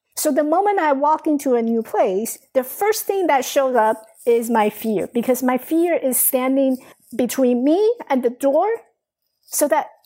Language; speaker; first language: English; non-native, fluent; Chinese